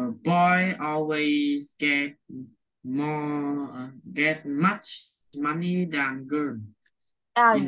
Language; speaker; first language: English; non-native, learner; Vietnamese